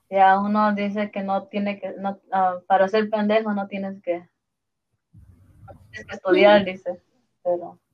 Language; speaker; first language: Spanish; early bilingual, heritage; Spanish